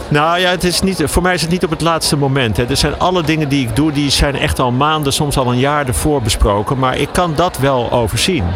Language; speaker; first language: Dutch; native; Dutch